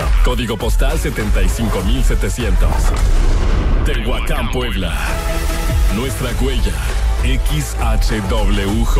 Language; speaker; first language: Spanish; native; Spanish